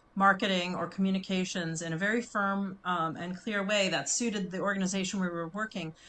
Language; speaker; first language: English; native; English